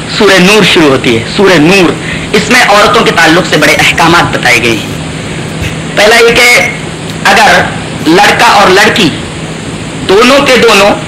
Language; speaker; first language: Urdu; native; Urdu